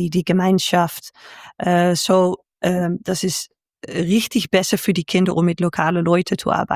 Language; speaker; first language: German; non-native, fluent; Dutch